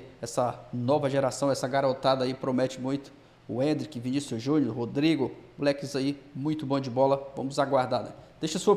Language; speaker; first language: Portuguese; native; Portuguese